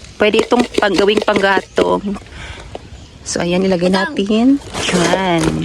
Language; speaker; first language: Filipino; non-native, local second language; Cebuano